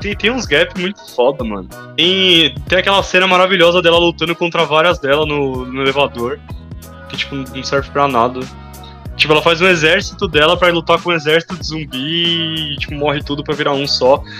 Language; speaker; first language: Portuguese; native; Portuguese